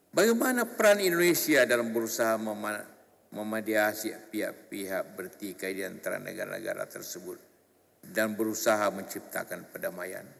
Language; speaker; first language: Indonesian; non-native, local second language; Buginese